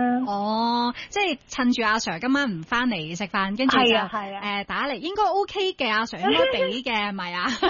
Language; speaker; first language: Cantonese; native; Cantonese